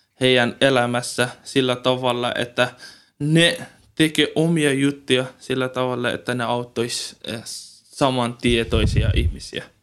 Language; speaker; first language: Finnish; non-native, learner; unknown